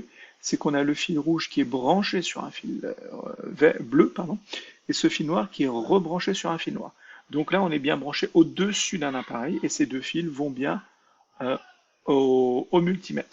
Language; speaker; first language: French; native; French